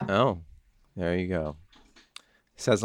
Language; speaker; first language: English; native; English